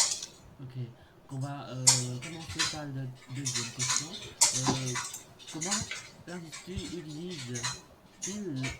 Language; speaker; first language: French; non-native, learner; Khmer